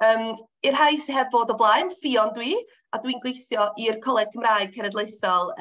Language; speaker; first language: Welsh; native; Welsh